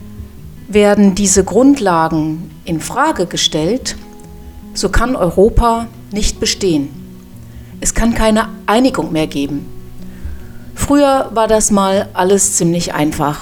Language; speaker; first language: German; native; German